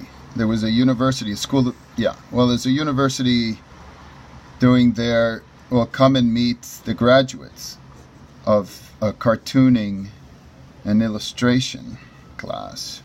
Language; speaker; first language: English; native; English